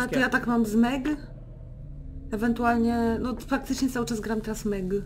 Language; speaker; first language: Polish; native; Polish